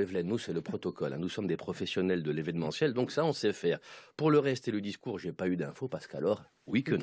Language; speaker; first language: French; native; French